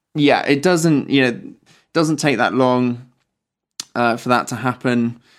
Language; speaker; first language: English; native; English